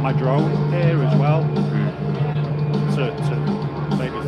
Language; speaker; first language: English; native; English